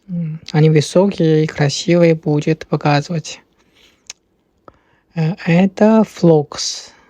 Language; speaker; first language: Russian; non-native, learner; Chinese